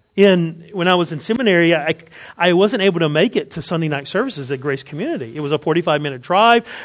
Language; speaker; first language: English; native; English